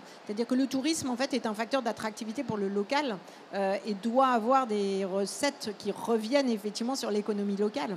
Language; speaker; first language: French; native; French